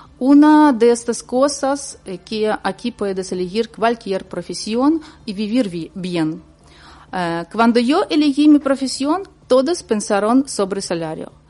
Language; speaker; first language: Spanish; non-native, learner; Ukrainian